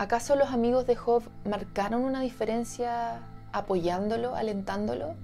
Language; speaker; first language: Spanish; native; Spanish